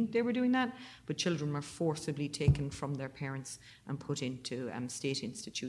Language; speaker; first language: English; native; English